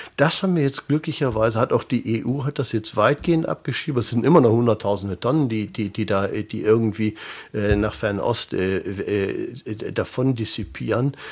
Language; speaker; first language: German; native; German